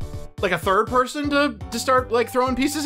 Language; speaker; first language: English; native; English